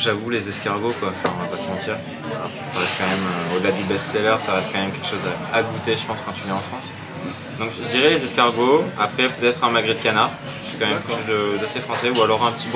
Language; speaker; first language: French; native; French